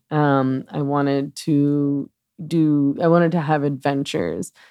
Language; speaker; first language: English; native; English